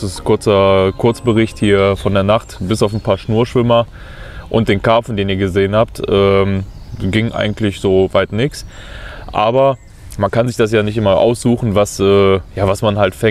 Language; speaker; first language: German; native; German